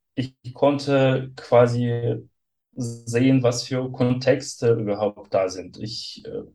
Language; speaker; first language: German; non-native, fluent; Russian